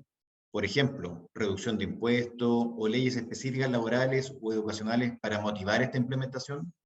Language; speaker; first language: Spanish; native; Spanish